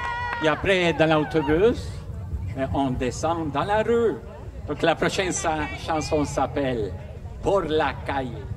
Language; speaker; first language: French; non-native, fluent; Spanish